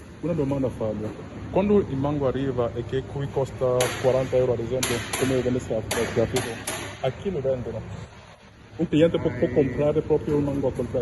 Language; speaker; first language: Italian; non-native, fluent; French